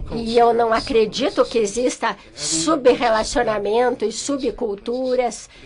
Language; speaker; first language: Portuguese; non-native, fluent; English